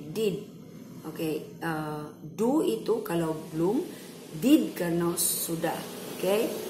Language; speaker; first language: English; non-native, fluent; Indonesian